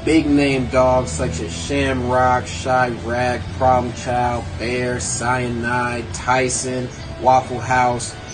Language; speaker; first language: English; native; English